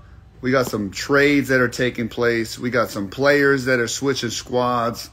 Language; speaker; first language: English; native; English